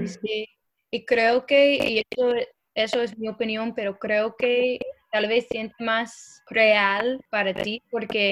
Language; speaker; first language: Spanish; non-native, fluent; English